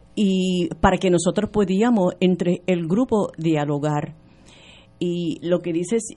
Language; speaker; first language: Spanish; early bilingual, heritage; Spanish